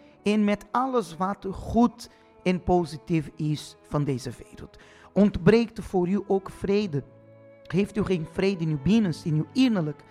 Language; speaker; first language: Dutch; non-native, fluent; Portuguese